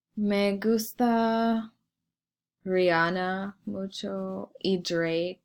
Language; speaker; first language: Spanish; non-native, learner; English